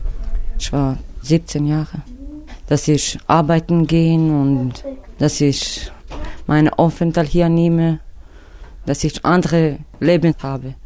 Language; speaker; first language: German; non-native, learner; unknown